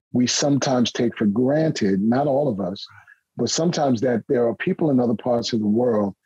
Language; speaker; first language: English; native; English